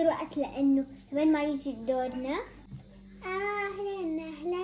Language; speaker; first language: Arabic; native; Arabic